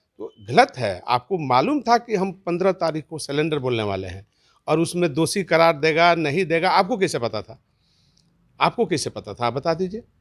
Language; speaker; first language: Hindi; native; Hindi